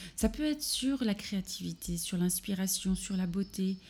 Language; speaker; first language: French; native; French